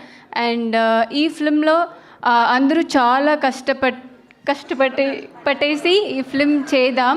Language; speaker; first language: Telugu; non-native, learner; Tamil